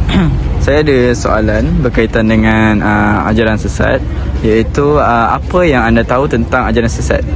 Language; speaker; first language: Malay; native; Malay